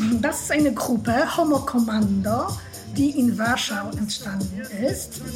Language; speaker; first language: German; non-native, fluent; Polish